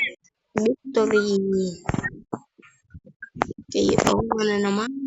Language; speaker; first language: Filipino; native; Filipino